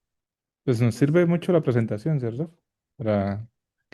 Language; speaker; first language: Spanish; native; Spanish